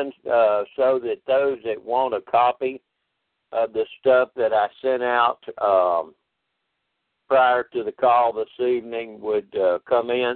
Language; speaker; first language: English; native; English